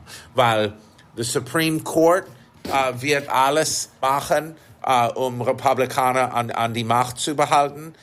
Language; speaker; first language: German; non-native, fluent; English